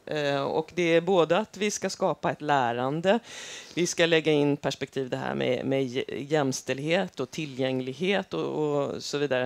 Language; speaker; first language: Swedish; native; Swedish